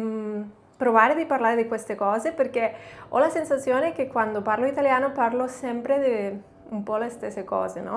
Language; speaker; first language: Italian; non-native, fluent; Catalan